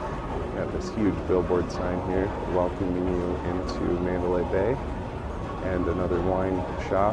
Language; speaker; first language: English; native; English